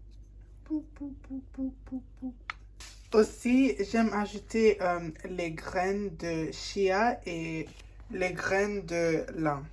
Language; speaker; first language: French; non-native, learner; English